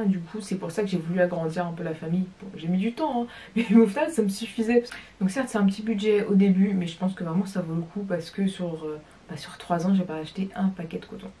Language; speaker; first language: French; native; French